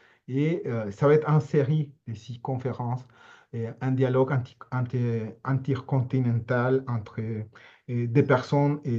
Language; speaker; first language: French; non-native, fluent; Spanish